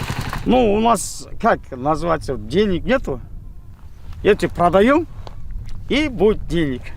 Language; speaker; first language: Russian; non-native, local second language; Kazakh